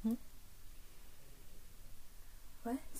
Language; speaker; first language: French; early bilingual, heritage; English